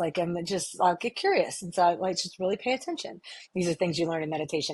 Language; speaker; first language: English; native; English